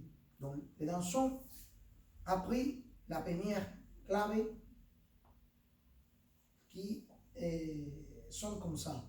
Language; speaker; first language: French; non-native, fluent; Spanish